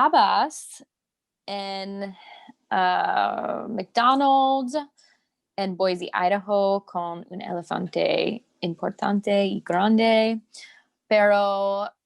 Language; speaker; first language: Spanish; non-native, learner; English